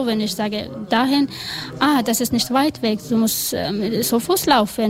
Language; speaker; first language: German; non-native, learner; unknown